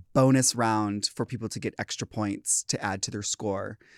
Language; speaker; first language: English; early bilingual, other home language; Filipino